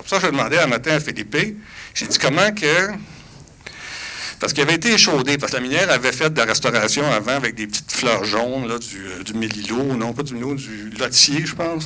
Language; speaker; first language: French; native; French